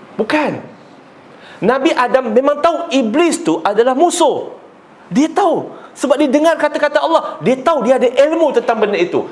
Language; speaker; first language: Malay; non-native, local second language; Chinese